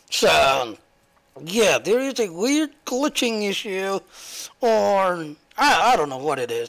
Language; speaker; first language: English; native; English